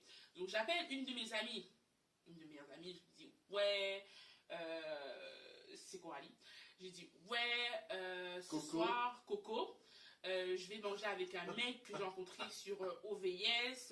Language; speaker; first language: French; native; French